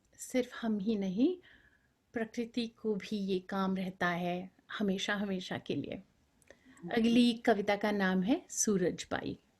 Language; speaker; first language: Hindi; non-native, local second language; Bangla